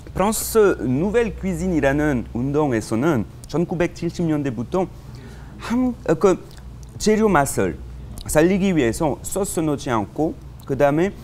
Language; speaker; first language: Korean; non-native, fluent; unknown